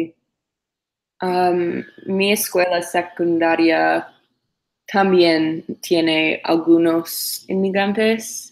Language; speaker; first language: Spanish; non-native, learner; English